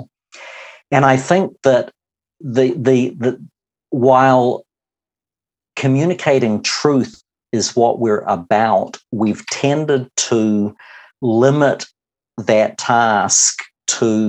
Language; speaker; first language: English; native; English